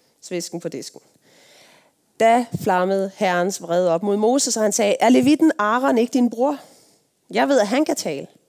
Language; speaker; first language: Danish; native; Danish